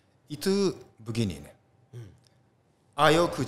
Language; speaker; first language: Indonesian; non-native, learner; Japanese